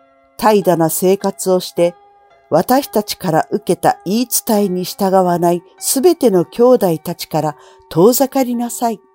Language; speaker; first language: Japanese; native; Japanese